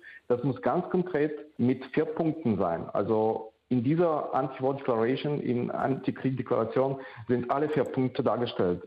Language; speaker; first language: German; non-native, fluent; Russian